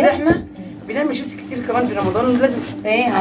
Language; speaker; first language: Arabic; native; Arabic